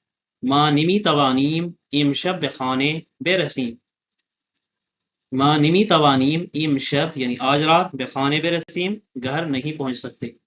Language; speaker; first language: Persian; non-native, fluent; Urdu